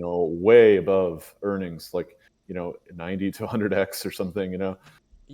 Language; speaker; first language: English; native; English